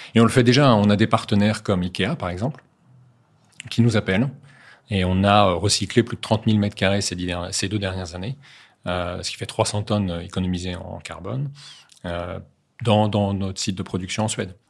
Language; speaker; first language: French; native; French